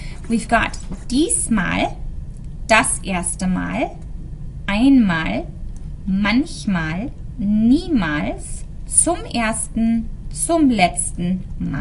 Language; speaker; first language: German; non-native, fluent; English